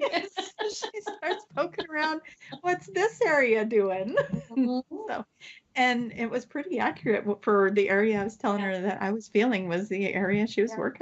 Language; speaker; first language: English; native; English